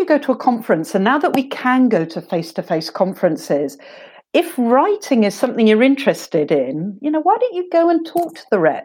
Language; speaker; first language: English; native; English